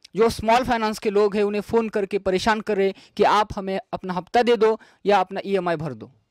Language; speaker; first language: Hindi; non-native, local second language; Marathi